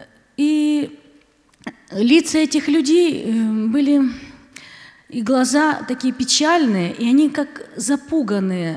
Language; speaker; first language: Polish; non-native, learner; Russian